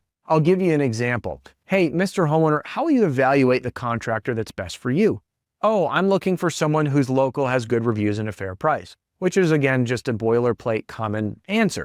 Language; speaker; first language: English; native; English